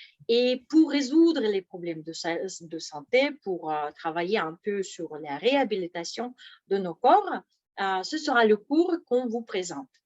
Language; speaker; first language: French; non-native, fluent; Russian